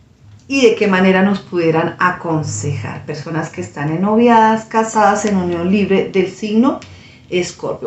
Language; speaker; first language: Spanish; native; Spanish